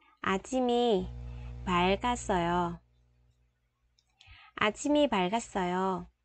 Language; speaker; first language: Korean; non-native, fluent; Vietnamese